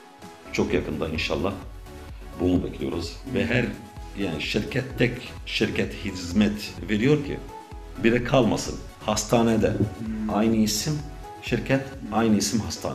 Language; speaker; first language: Turkish; non-native, learner; Arabic